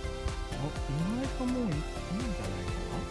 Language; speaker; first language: Japanese; native; Japanese